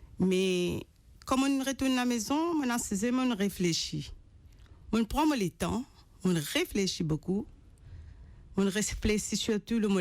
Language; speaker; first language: French; non-native, local second language; Morisyen